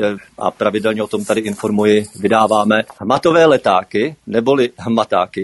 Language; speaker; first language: Czech; native; Czech